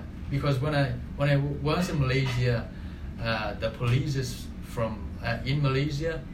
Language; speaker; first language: English; non-native, learner; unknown